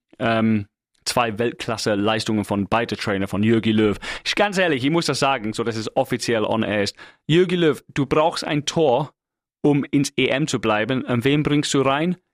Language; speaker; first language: German; non-native, fluent; English